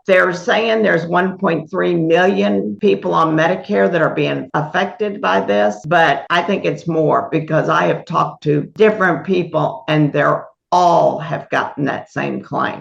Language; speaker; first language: English; native; English